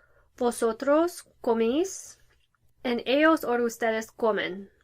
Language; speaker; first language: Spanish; non-native, fluent; English